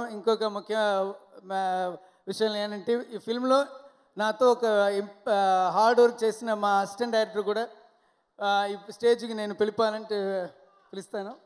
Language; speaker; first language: Telugu; non-native, learner; Tamil